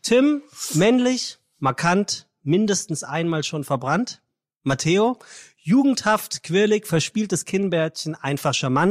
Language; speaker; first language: German; native; German